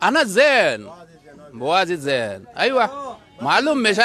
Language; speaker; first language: Arabic; non-native, learner; Bangla